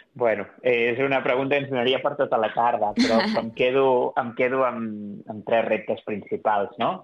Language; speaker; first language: Catalan; native; Catalan